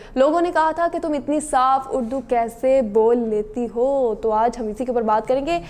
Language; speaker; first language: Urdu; native; Urdu